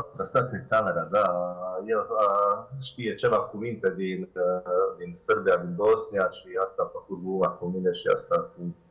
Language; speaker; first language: Romanian; non-native, learner; Bosnian